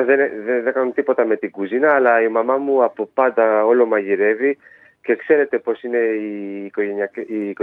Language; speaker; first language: Greek; early bilingual, heritage; Greek